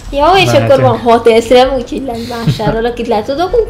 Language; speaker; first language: Hungarian; native; Hungarian